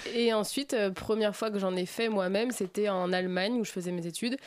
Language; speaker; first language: French; native; French